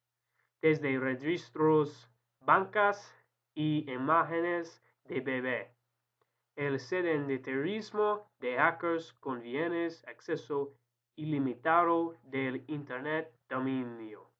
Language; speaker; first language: Spanish; non-native, learner; English